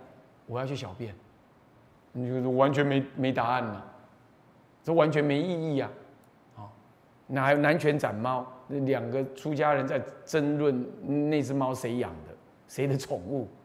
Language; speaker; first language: Chinese; native; Chinese